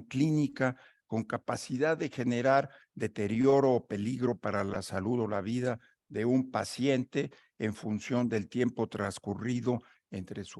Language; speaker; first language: Spanish; native; Spanish